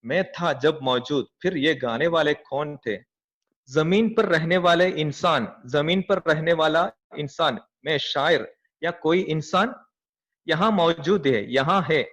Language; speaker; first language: Hindi; non-native, local second language; Malayalam